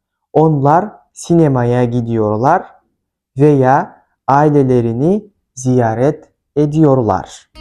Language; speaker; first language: Turkish; non-native, fluent; Kyrgyz